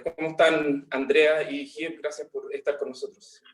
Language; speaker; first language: Spanish; native; Spanish